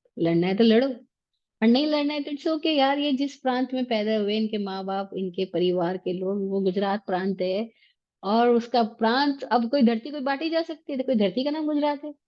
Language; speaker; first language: Hindi; native; Hindi